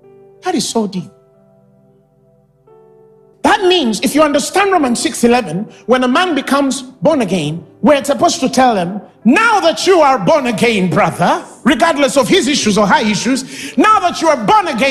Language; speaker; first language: English; non-native, local second language; Ganda